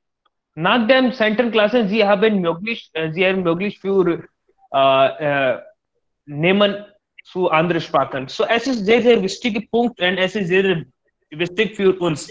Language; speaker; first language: German; non-native, learner; Hindi